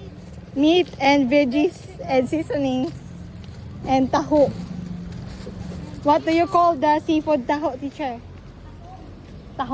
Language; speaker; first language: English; non-native, local second language; Cebuano